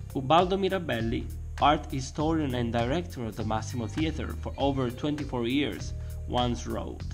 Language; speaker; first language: English; non-native, fluent; Italian